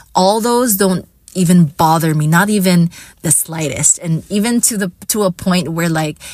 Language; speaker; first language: English; non-native, local second language; Hiligaynon